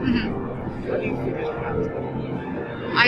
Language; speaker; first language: English; native; English